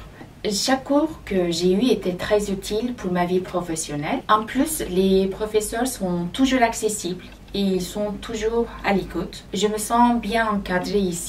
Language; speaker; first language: French; non-native, fluent; Turkish